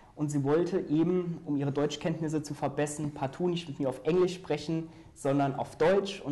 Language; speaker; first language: German; native; German